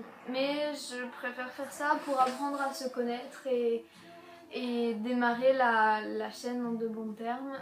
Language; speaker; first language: French; native; French